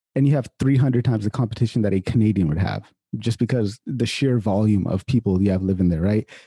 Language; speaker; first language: English; early bilingual, other home language; Hindi